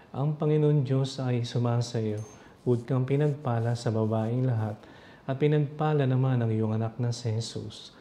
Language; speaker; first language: Filipino; native; Filipino